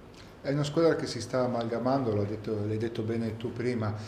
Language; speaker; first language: Italian; native; Italian